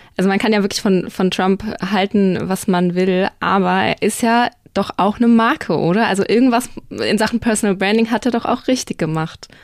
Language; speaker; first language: German; native; German